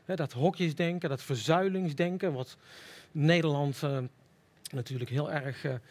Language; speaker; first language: Dutch; native; Dutch